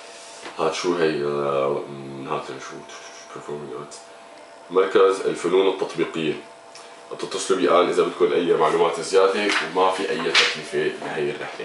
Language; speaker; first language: Arabic; native; Arabic